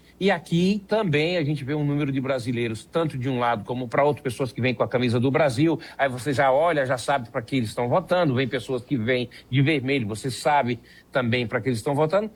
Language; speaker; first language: Portuguese; native; Portuguese